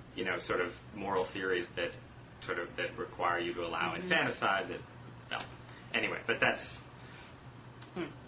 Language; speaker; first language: English; native; English